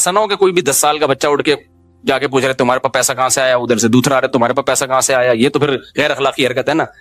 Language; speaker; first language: Urdu; native; Urdu